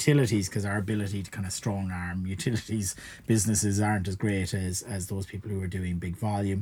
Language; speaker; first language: English; native; English